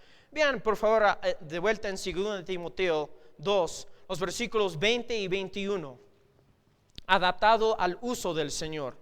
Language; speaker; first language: Spanish; non-native, fluent; English